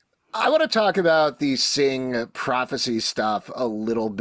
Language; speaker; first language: English; native; English